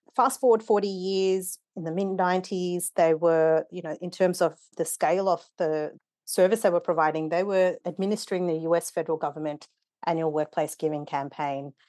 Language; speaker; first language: English; native; English